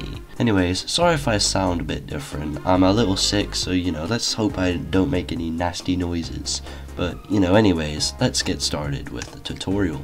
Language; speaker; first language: English; native; English